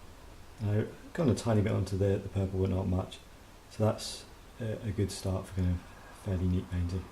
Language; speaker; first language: English; native; English